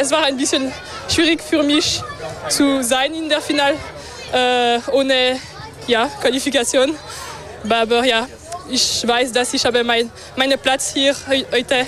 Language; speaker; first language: German; non-native, local second language; French